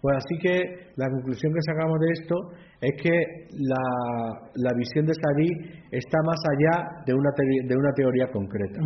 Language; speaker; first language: Spanish; native; Spanish